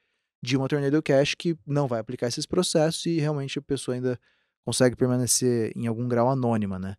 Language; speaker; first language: Portuguese; native; Portuguese